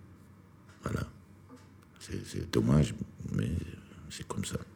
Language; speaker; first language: French; non-native, learner; Georgian